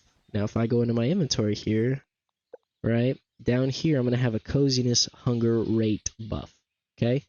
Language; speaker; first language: English; native; English